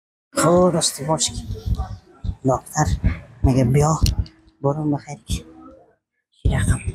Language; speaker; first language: Persian; non-native, local second language; Hazaragi